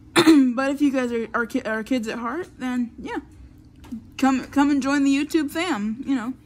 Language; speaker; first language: English; native; English